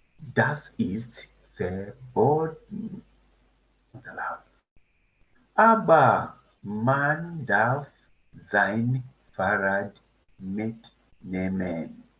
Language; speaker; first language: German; non-native, fluent; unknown